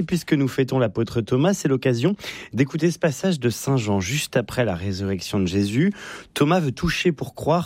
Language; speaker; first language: French; native; French